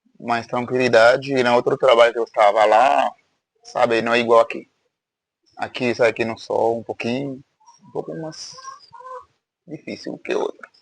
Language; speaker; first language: Portuguese; non-native, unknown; Haitian Creole